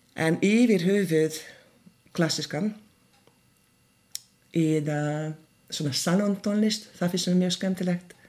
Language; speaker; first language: Icelandic; non-native, learner; Hungarian